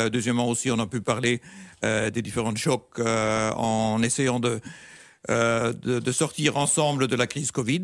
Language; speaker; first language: French; non-native, fluent; German